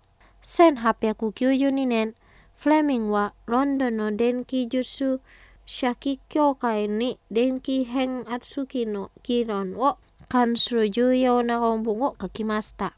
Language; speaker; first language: Japanese; non-native, fluent; Indonesian